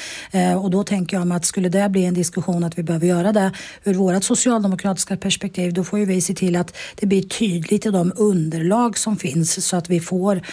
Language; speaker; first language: Swedish; native; Swedish